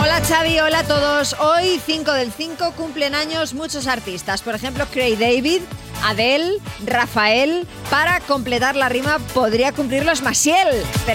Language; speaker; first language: Spanish; native; Spanish